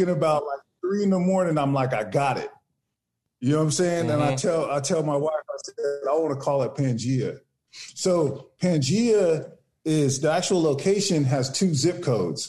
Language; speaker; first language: English; native; English